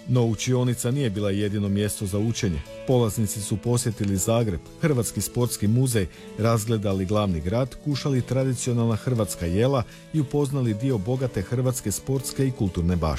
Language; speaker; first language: Serbian; native; Serbian